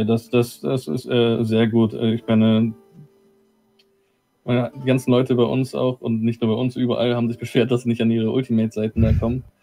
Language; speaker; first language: German; native; German